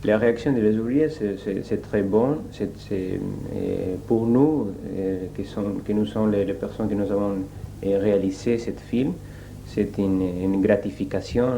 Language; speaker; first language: French; non-native, learner; Spanish